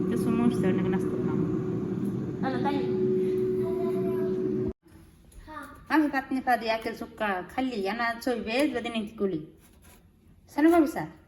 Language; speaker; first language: Arabic; non-native, learner; Bangla